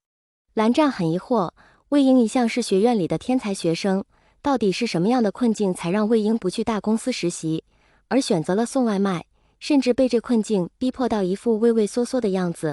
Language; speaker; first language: Chinese; native; Chinese